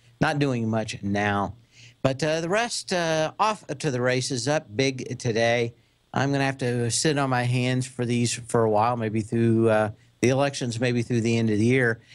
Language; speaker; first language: English; native; English